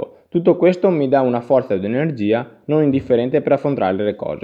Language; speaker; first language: Italian; native; Italian